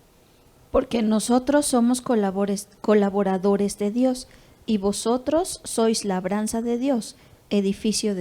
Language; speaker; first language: Spanish; native; Spanish